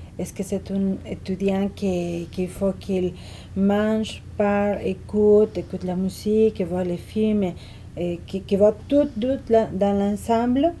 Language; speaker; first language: French; non-native, fluent; Spanish